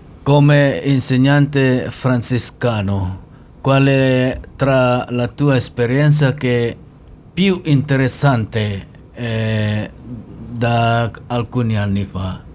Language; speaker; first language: Italian; non-native, learner; Indonesian